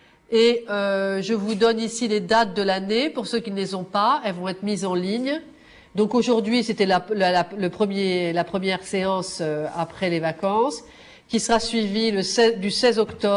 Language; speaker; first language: French; native; French